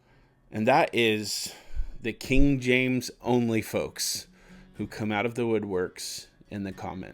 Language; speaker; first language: English; native; English